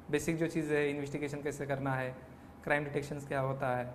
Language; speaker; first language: Hindi; non-native, local second language; Marathi